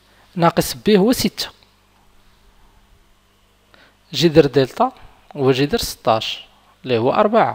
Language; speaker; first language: Arabic; native; Arabic